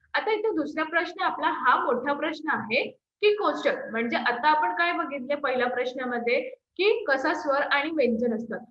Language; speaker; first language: Marathi; non-native, local second language; Hindi